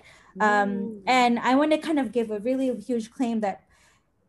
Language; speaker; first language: English; non-native, local second language; Malay